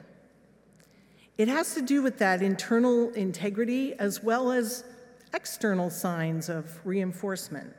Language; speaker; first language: English; native; English